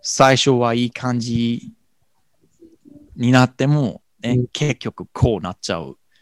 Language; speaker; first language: Japanese; non-native, fluent; English